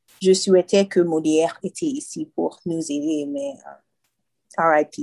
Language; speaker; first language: French; non-native, learner; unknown